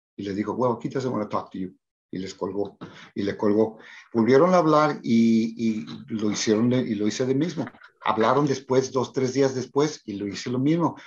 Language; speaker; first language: Spanish; early bilingual, heritage; Spanish